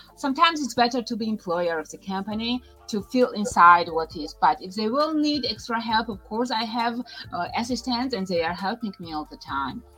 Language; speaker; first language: English; non-native, fluent; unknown